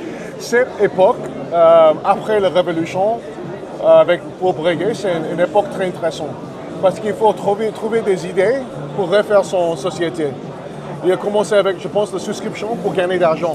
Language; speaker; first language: French; non-native, learner; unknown